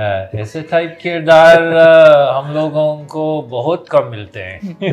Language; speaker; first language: Hindi; non-native, fluent; English